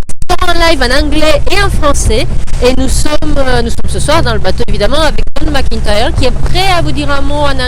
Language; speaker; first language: French; native; French